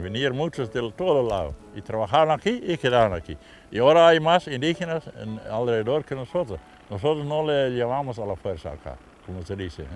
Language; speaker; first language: Spanish; non-native, local second language; Plautdietsch